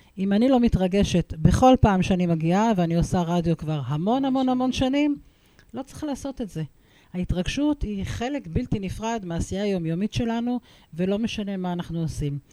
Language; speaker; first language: Hebrew; native; Hebrew